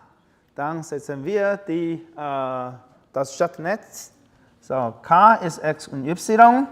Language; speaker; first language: German; non-native, learner; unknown